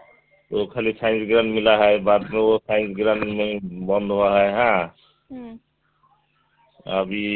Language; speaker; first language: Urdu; non-native, local second language; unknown